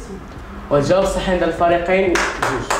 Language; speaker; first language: Arabic; native; Arabic